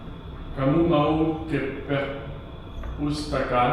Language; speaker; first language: Indonesian; non-native, learner; English